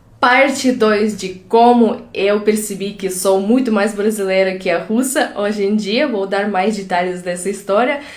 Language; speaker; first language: Portuguese; non-native, fluent; Russian